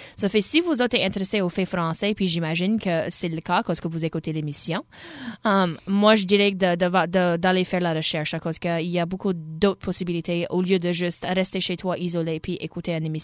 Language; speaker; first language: French; native; French